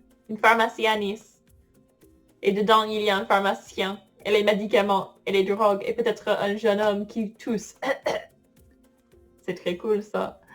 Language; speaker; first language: French; non-native, fluent; English